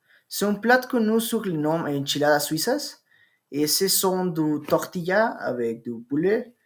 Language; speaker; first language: French; non-native, learner; Spanish